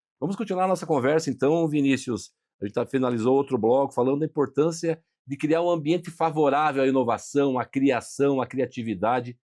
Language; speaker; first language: Portuguese; native; Portuguese